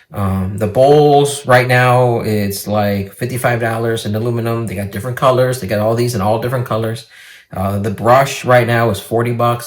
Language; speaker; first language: English; native; English